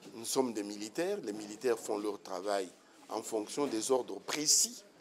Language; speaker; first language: French; non-native, local second language; Swahili